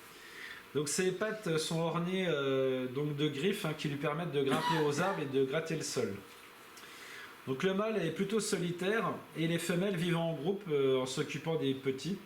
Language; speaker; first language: French; native; French